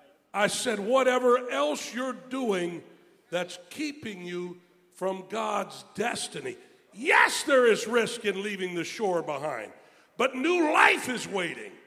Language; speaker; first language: English; native; English